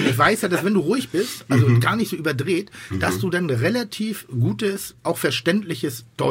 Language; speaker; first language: German; native; German